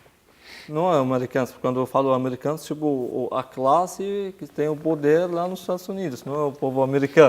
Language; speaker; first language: Portuguese; non-native, fluent; Arabic